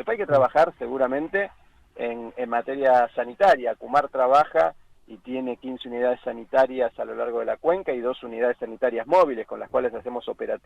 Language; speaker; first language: Spanish; native; Spanish